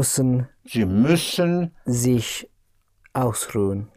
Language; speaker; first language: German; non-native, learner; English